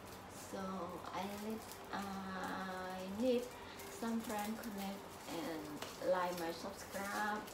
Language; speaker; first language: English; non-native, learner; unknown